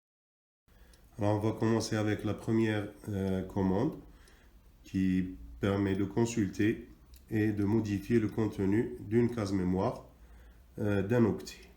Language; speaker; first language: French; non-native, local second language; Arabic